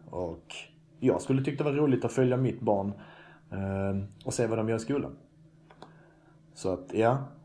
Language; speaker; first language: Swedish; native; Swedish